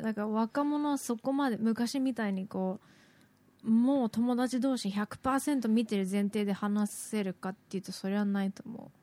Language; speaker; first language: Japanese; native; Japanese